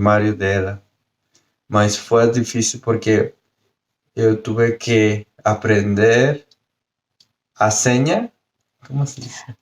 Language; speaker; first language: Portuguese; non-native, learner; Spanish